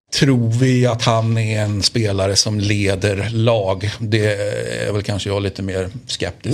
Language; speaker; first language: Swedish; native; Swedish